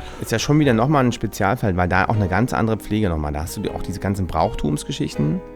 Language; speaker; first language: German; native; German